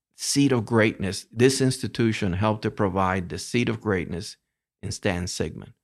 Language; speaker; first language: English; early bilingual, other home language; Spanish